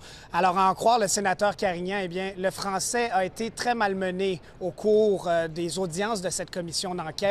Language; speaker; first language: French; native; French